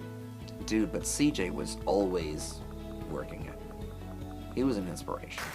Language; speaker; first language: English; native; English